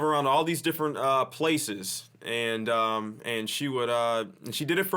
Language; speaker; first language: English; native; English